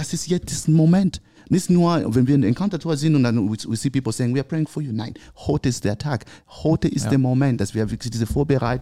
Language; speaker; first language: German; non-native, learner; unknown